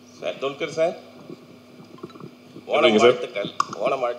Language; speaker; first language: Tamil; native; Tamil